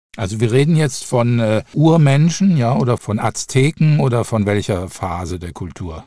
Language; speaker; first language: German; native; German